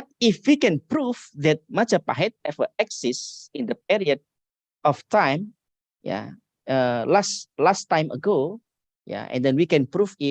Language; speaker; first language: English; non-native, learner; Indonesian